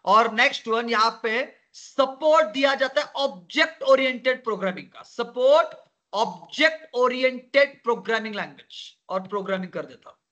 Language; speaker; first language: Hindi; non-native, local second language; Marathi